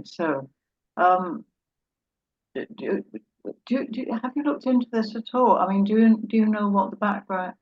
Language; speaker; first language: English; native; English